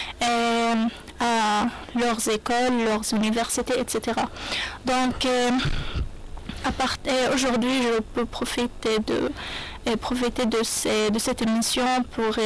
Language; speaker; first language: French; non-native, learner; Arabic